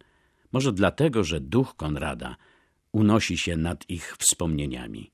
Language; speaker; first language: Polish; native; Polish